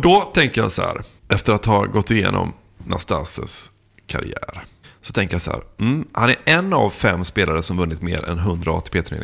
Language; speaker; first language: Swedish; native; Swedish